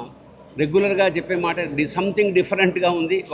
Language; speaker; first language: Telugu; native; Telugu